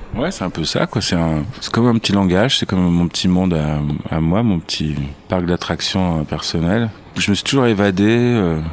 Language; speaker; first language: French; native; French